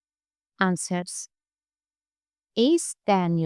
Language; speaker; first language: English; non-native, fluent; Polish